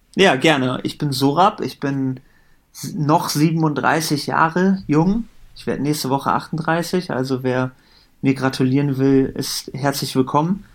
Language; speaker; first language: German; early bilingual, other home language; Persian